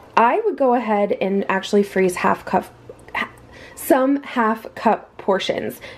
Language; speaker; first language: English; native; English